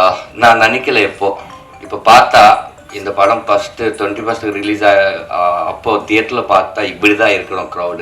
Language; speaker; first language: Tamil; non-native, learner; Telugu